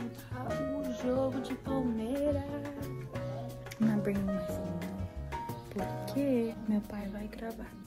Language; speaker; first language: Portuguese; early bilingual, heritage; English